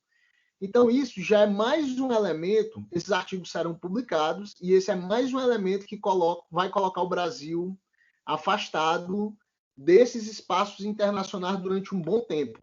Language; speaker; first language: Portuguese; native; Portuguese